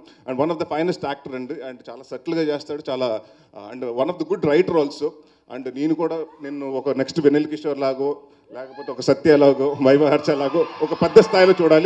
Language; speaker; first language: Telugu; native; Telugu